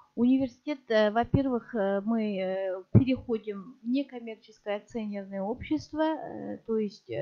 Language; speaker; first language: Russian; non-native, local second language; Kazakh